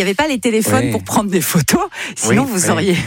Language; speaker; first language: French; native; French